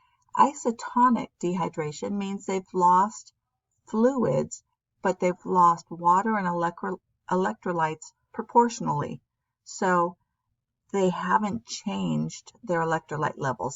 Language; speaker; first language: English; native; English